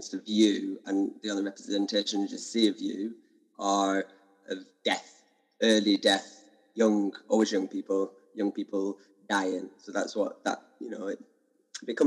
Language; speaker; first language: English; native; English